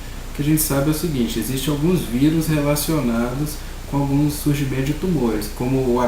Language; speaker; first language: Portuguese; native; Portuguese